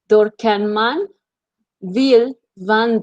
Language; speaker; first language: German; non-native, learner; Spanish